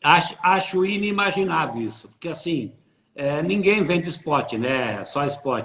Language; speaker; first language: Portuguese; native; Portuguese